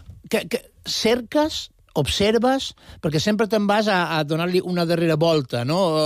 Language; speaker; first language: Catalan; native; Catalan